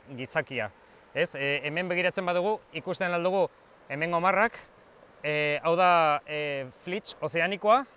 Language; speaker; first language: Basque; native; Basque